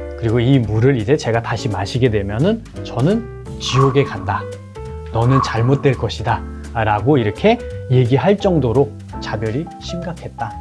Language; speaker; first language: Korean; non-native, fluent; Nepali